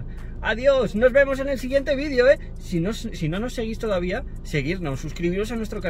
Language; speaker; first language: Spanish; native; Spanish